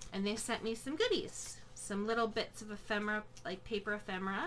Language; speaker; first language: English; native; English